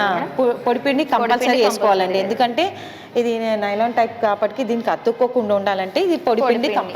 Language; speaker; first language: Telugu; native; Telugu